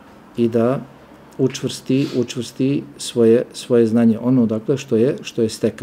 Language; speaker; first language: Serbian; native; Serbian